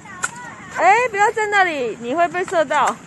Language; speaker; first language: Chinese; native; Chinese